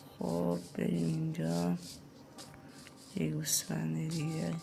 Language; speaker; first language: Persian; native; Persian